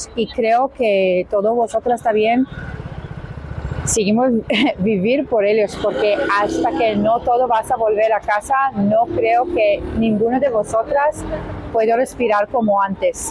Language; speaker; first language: Spanish; non-native, learner; Hebrew